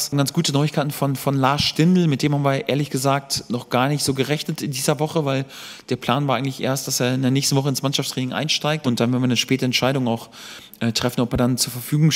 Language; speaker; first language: German; native; German